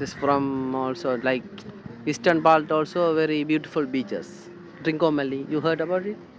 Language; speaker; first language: English; non-native, local second language; Tamil